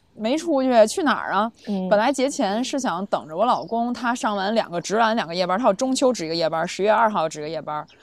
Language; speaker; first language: Chinese; native; Chinese